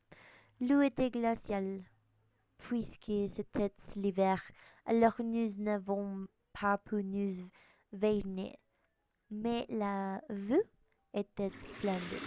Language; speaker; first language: French; non-native, learner; Spanish